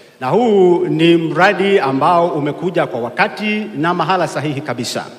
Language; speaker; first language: Swahili; native; Swahili